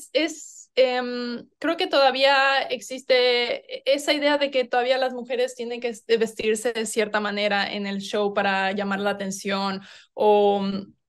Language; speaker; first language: Spanish; native; Spanish